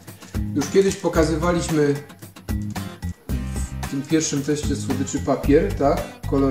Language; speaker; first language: Polish; native; Polish